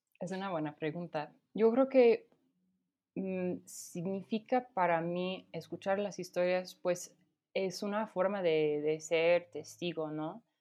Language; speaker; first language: Spanish; non-native, fluent; English